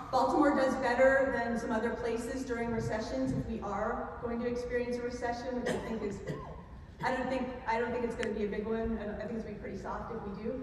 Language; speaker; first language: English; native; English